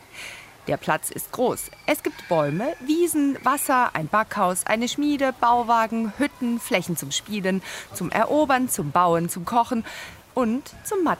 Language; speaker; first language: German; native; German